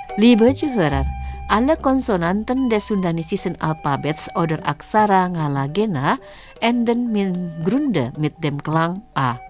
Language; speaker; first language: German; non-native, fluent; Indonesian